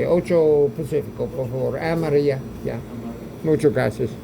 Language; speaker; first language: Spanish; non-native, learner; English